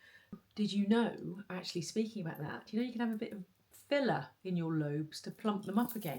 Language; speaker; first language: English; native; English